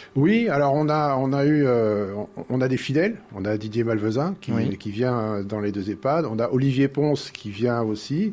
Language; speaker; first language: French; native; French